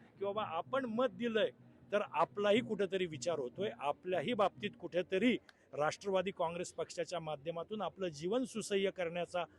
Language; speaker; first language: Marathi; native; Marathi